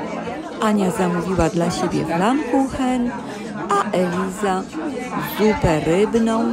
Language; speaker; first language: Polish; native; Polish